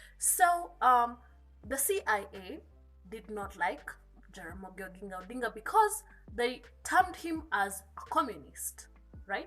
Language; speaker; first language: English; non-native, local second language; Kikuyu